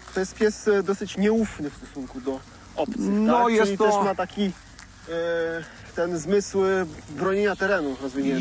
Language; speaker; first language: Polish; native; Polish